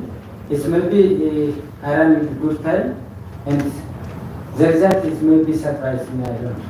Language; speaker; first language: English; non-native, learner; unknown